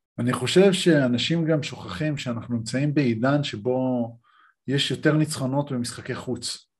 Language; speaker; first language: Hebrew; native; Hebrew